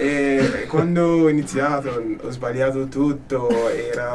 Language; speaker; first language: Italian; non-native, learner; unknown